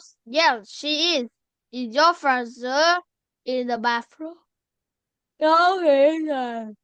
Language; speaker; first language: English; non-native, learner; Vietnamese